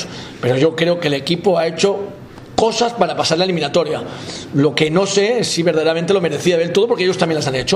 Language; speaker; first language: Spanish; native; Spanish